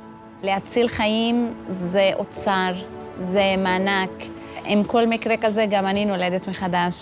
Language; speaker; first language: Hebrew; non-native, local second language; Arabic